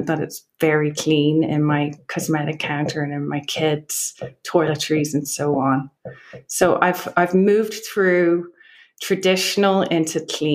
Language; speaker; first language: English; native; English